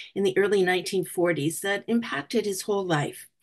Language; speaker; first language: English; native; English